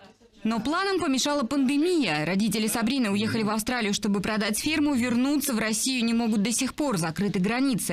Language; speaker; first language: Russian; native; Russian